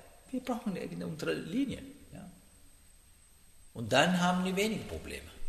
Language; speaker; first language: German; non-native, fluent; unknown